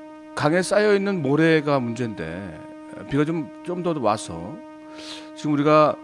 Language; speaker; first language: Korean; native; Korean